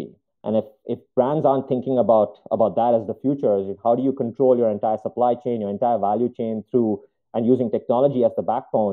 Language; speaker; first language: English; non-native, local second language; Hindi